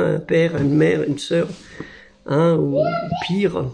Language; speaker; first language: French; native; French